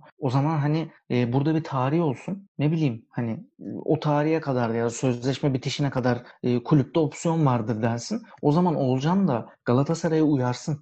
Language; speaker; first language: Turkish; early bilingual, heritage; Turkish